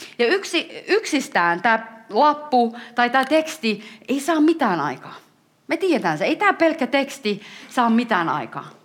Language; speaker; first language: Finnish; native; Finnish